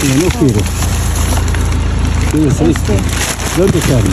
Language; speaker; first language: Spanish; non-native, learner; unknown